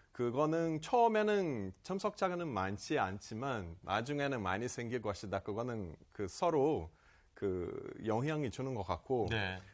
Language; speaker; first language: Korean; non-native, fluent; Portuguese